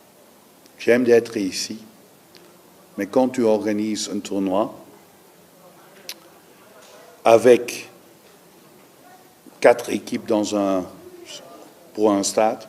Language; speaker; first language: French; non-native, learner; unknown